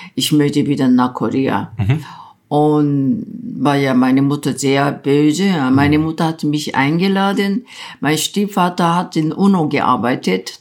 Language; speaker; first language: German; non-native, fluent; Korean